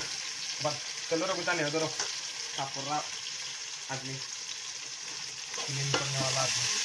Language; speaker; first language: Hindi; non-native, learner; Bangla